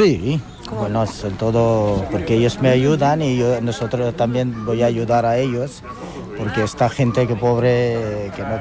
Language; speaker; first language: Spanish; non-native, learner; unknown